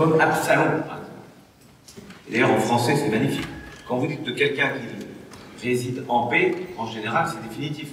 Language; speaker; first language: French; native; French